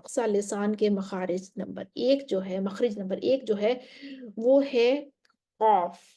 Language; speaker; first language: Urdu; native; Urdu